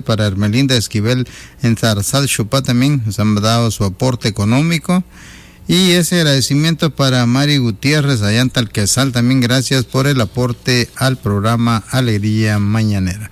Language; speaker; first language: Spanish; native; Spanish